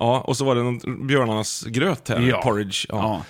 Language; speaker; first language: Swedish; native; Swedish